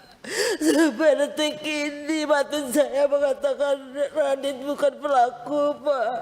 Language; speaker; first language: Indonesian; non-native, local second language; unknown